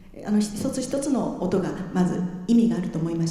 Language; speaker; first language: Japanese; native; Japanese